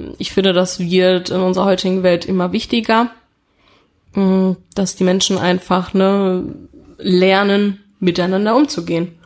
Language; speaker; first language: German; early bilingual, other home language; Italian